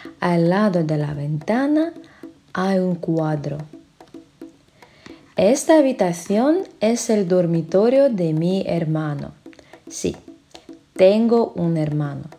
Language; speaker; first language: Spanish; non-native, fluent; Russian